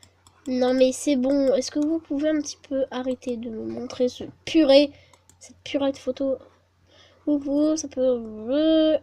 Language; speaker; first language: French; native; French